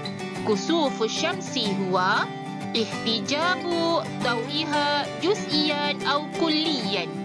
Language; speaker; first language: Arabic; non-native, fluent; Malay